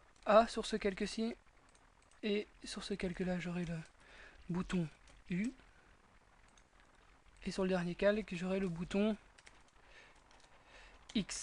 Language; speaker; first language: French; native; French